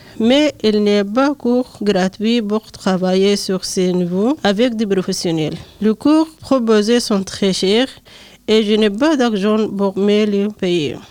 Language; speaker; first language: French; non-native, learner; Arabic